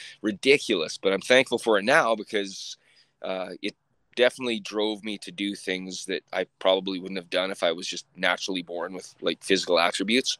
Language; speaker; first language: English; native; English